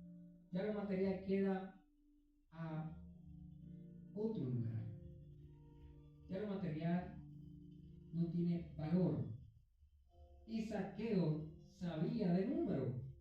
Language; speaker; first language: Spanish; native; Spanish